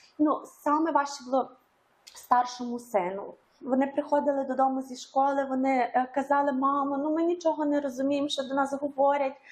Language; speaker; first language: Ukrainian; native; Ukrainian